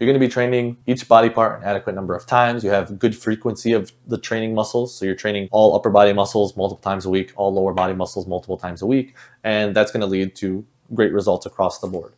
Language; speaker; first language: English; native; English